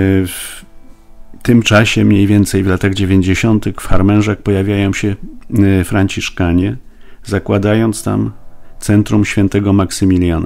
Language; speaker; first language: Polish; native; Polish